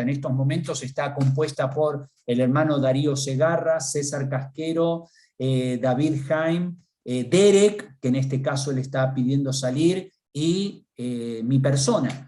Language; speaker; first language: Spanish; native; Spanish